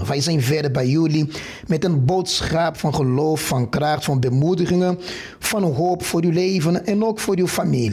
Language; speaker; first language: Dutch; non-native, fluent; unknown